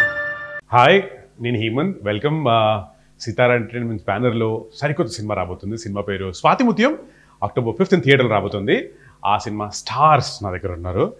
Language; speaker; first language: Telugu; native; Telugu